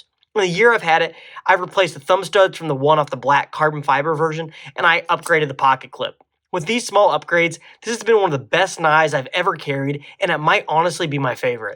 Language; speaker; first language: English; native; English